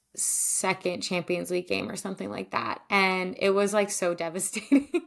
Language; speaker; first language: English; native; English